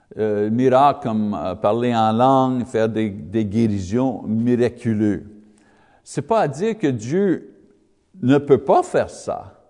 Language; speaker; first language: French; non-native, learner; English